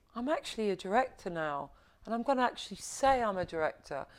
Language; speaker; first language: English; native; English